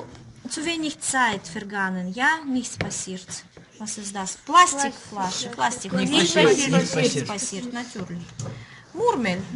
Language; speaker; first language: German; non-native, fluent; Russian